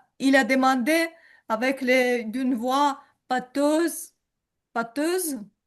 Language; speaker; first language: French; non-native, learner; Ukrainian